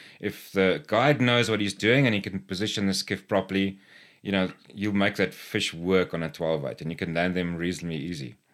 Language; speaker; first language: English; non-native, local second language; Afrikaans